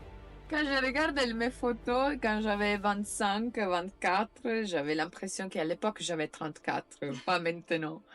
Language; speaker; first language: French; non-native, fluent; Italian